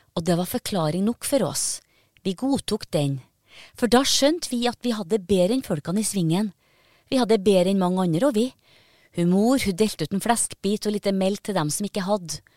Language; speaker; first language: Norwegian; native; Norwegian